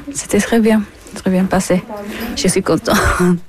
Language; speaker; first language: French; non-native, learner; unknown